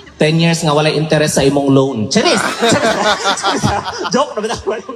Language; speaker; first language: English; non-native, local second language; Cebuano